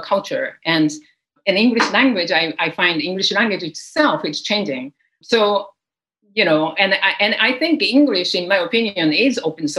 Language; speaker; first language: English; non-native, fluent; Japanese